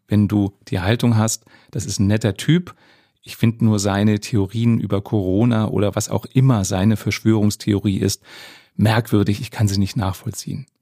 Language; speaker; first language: German; native; German